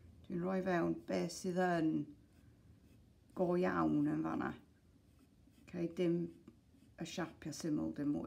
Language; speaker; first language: Welsh; non-native, local second language; English